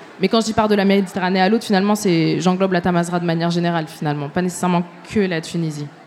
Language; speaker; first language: French; early bilingual, other home language; Arabic